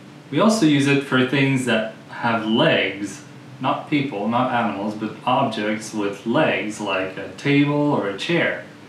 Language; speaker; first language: English; non-native, fluent; Dutch